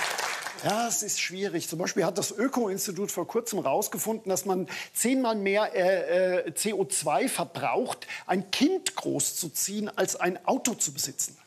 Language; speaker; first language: German; native; German